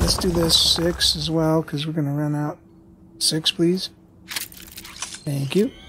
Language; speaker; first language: English; native; English